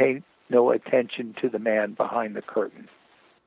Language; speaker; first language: English; native; English